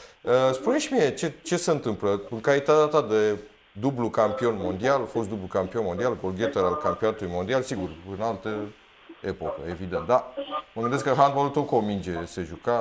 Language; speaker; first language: Romanian; native; Romanian